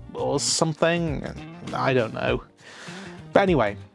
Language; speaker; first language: English; native; English